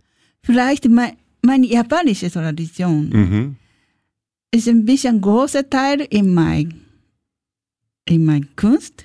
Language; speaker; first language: German; non-native, learner; Japanese